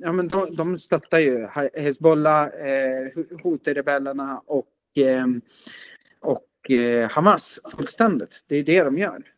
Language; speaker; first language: Swedish; native; Swedish